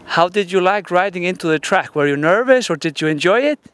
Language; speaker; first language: English; non-native, fluent; Icelandic